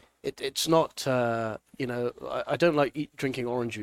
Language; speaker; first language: English; native; English